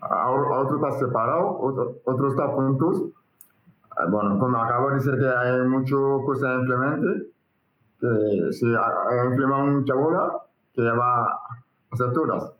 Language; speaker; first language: Spanish; non-native, learner; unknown